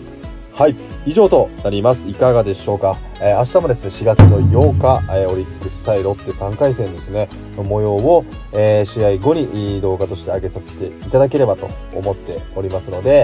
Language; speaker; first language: Japanese; native; Japanese